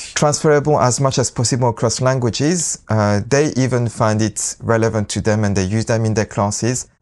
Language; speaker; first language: English; non-native, fluent; French